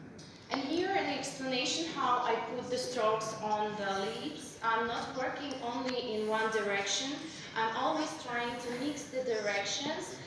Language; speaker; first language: English; non-native, fluent; Russian